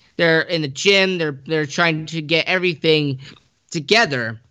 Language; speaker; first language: English; native; English